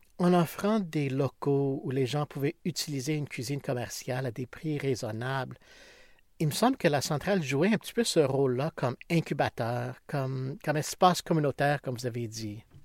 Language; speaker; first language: French; native; French